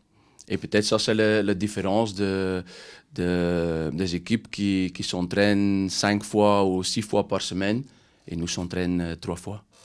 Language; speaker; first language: French; non-native, learner; Dutch